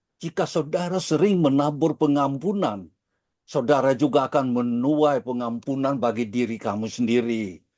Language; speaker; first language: Indonesian; early bilingual, heritage; Dutch